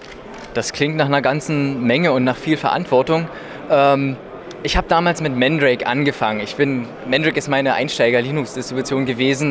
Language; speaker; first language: German; native; German